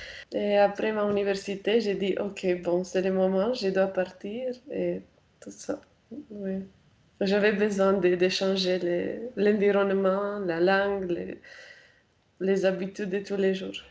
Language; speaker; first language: French; non-native, fluent; Romanian